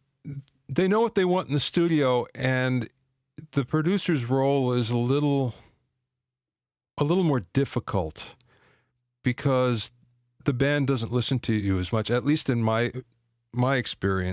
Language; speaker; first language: English; native; English